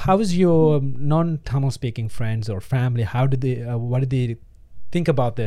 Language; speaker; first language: English; non-native, local second language; Tamil